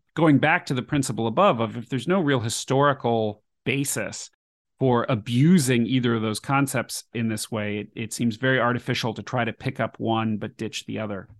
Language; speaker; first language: English; native; English